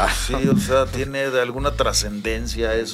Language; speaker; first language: Spanish; native; Spanish